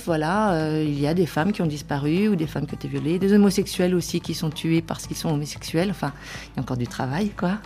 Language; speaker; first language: French; early bilingual, other home language; Spanish